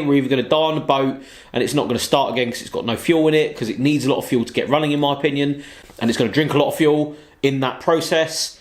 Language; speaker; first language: English; native; English